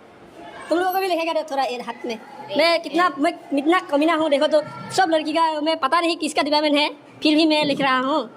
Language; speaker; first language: Hindi; non-native, local second language; Assamese